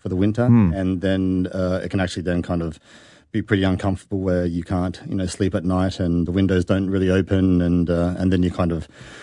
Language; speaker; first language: English; native; English